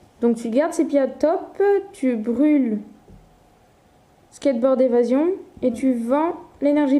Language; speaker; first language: French; native; French